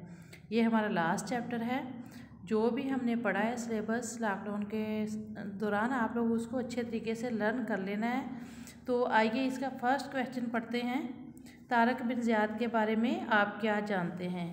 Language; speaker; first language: Hindi; non-native, local second language; Punjabi